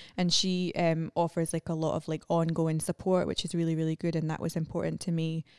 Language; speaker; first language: English; native; English